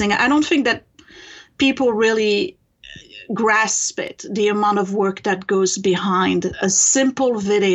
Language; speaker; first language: English; non-native, fluent; French